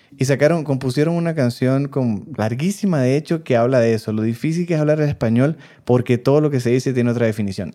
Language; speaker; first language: Spanish; native; Spanish